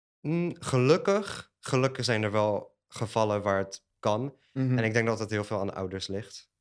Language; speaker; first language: Dutch; early bilingual, other home language; Polish